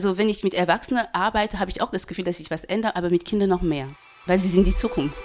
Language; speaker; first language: German; non-native, fluent; French